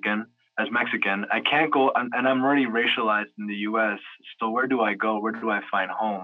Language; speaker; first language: English; native; English